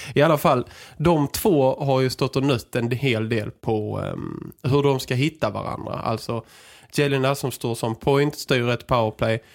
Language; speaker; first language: Swedish; native; Swedish